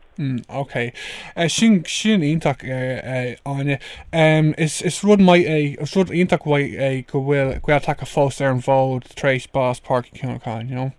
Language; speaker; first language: Irish; non-native, local second language; English